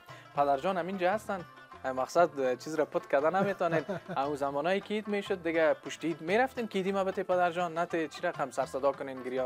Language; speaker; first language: Persian; native; Persian